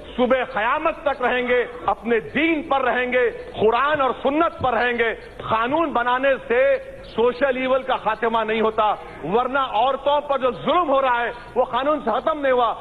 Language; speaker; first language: Hindi; non-native, local second language; Urdu